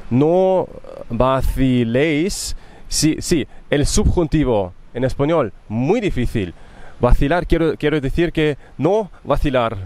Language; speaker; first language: Spanish; non-native, learner; German